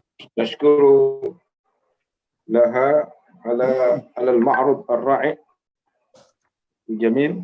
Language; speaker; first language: Arabic; non-native, fluent; Indonesian